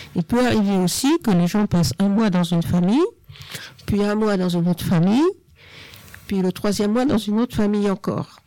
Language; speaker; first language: French; native; French